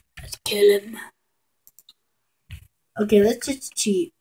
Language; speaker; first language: English; native; English